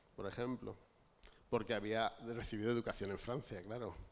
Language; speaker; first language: Spanish; native; Spanish